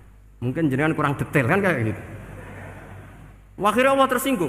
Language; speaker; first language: Indonesian; non-native, local second language; Javanese